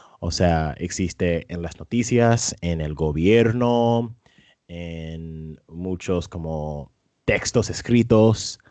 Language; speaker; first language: Spanish; non-native, fluent; English